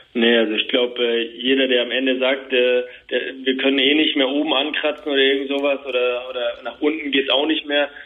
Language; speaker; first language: German; native; German